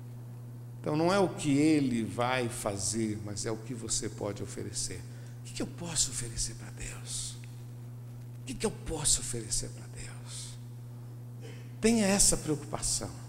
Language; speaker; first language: Portuguese; native; Portuguese